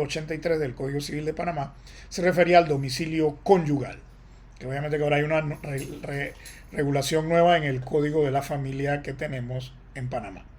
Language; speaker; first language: Spanish; native; Spanish